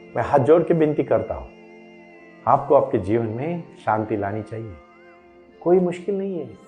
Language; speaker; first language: Hindi; non-native, local second language; Marathi